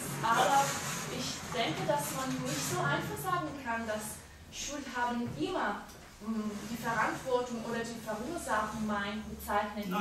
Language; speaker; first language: German; non-native, fluent; Italian